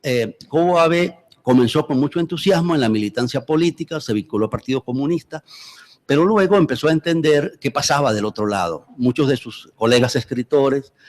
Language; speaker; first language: Spanish; native; Spanish